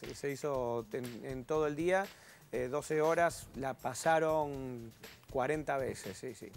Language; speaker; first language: Spanish; native; Spanish